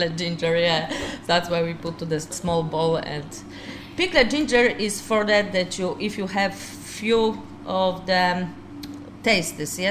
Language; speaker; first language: English; non-native, learner; Polish